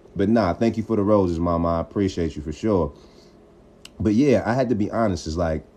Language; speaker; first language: English; native; English